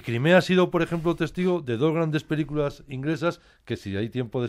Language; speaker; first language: Spanish; native; Spanish